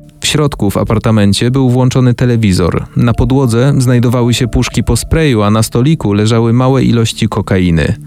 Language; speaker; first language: Polish; native; Polish